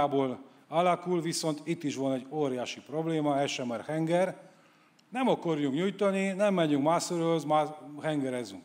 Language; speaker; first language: Hungarian; non-native, fluent; Polish